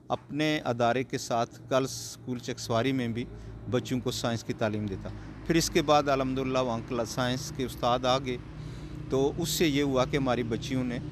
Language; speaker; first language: Urdu; non-native, local second language; Pahari-Potwari